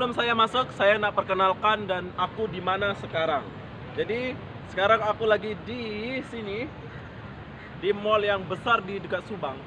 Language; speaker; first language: Indonesian; non-native, local second language; Sasak